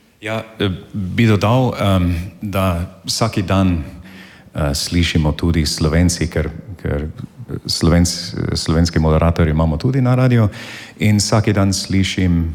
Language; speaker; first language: Slovenian; non-native, fluent; English